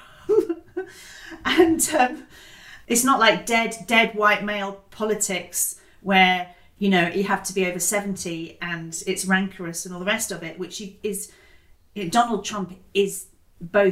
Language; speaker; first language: English; native; English